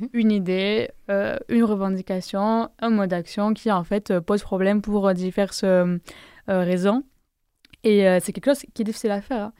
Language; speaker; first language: French; non-native, fluent; Spanish